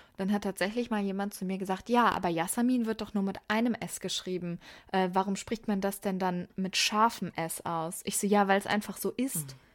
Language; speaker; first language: German; early bilingual, other home language; Persian